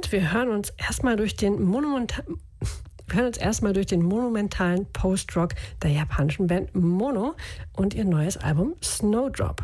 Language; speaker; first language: German; native; German